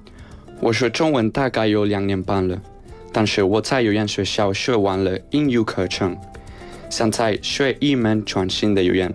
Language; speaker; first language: Chinese; non-native, learner; Spanish